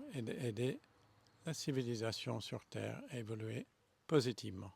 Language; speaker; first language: French; non-native, fluent; English